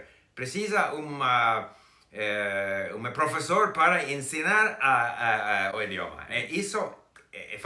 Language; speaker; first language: Portuguese; non-native, fluent; English